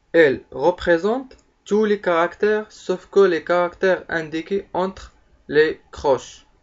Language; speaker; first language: French; non-native, local second language; Arabic